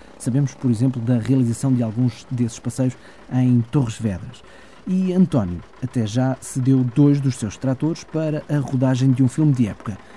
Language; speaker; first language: Portuguese; early bilingual, heritage; Portuguese